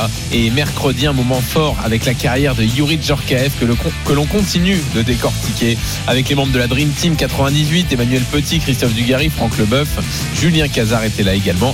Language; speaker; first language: French; native; French